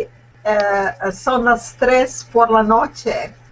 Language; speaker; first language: Spanish; non-native, learner; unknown